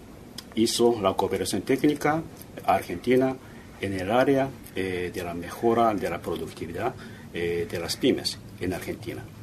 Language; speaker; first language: Spanish; non-native, fluent; Japanese